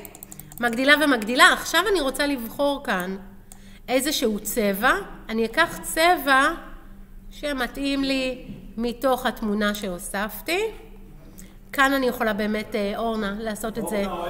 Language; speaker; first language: Hebrew; native; Hebrew